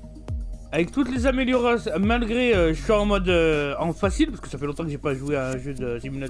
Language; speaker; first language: French; native; French